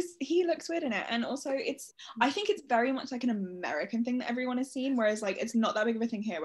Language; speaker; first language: English; native; English